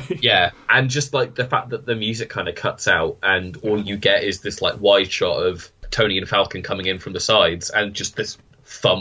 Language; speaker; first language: English; native; English